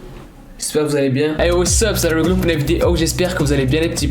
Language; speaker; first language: French; native; French